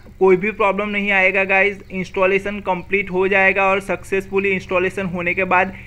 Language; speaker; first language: Hindi; non-native, local second language; Gujarati